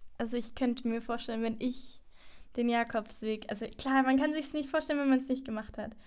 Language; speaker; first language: German; native; German